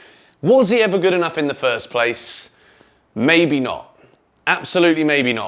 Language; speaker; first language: English; native; English